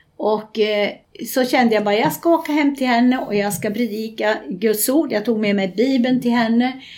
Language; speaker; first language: Swedish; native; Swedish